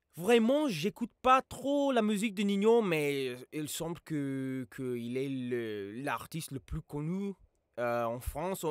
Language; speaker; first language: French; non-native, fluent; English